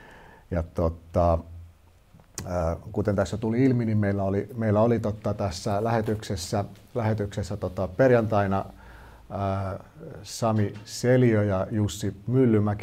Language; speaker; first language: Finnish; native; Finnish